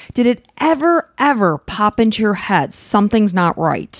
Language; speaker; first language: English; native; English